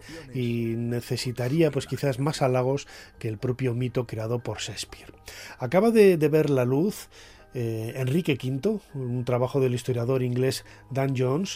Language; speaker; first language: Spanish; native; Spanish